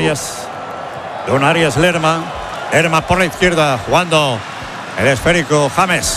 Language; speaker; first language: Spanish; native; Spanish